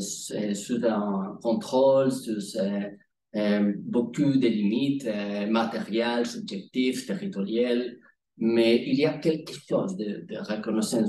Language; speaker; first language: French; non-native, learner; Spanish